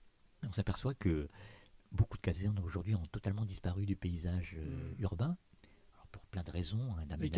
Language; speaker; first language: French; native; French